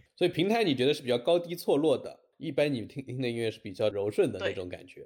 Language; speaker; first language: Chinese; native; Chinese